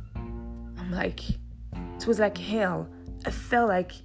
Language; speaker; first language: English; early bilingual, other home language; Lingala